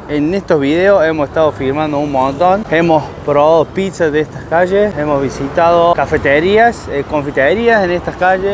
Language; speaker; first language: Spanish; native; Spanish